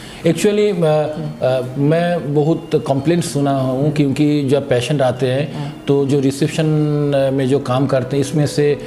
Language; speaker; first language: Hindi; non-native, fluent; Bangla